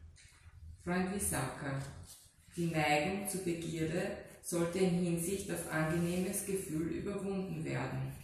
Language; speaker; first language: German; native; German